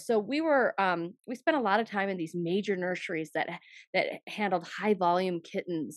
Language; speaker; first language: English; native; English